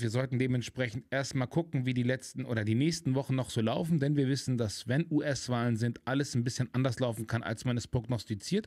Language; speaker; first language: German; native; German